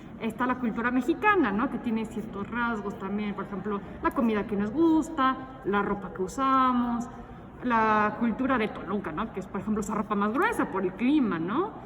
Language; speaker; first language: Spanish; native; Spanish